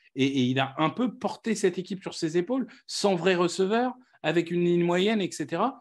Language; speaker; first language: French; native; French